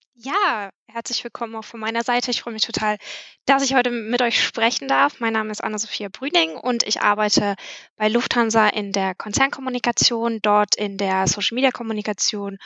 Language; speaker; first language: German; native; German